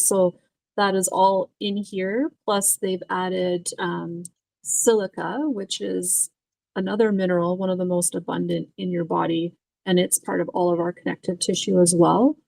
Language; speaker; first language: English; native; English